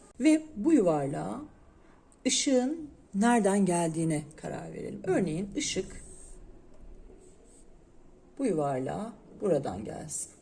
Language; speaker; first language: Turkish; native; Turkish